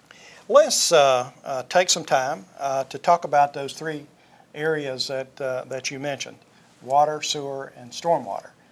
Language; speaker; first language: English; native; English